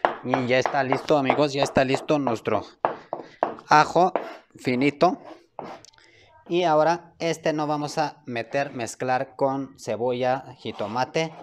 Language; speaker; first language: Spanish; non-native, learner; Turkish